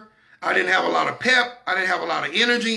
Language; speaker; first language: English; native; English